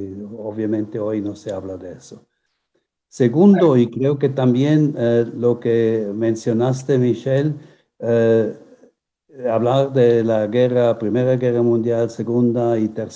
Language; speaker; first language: Spanish; non-native, fluent; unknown